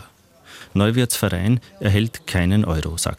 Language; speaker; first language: German; native; German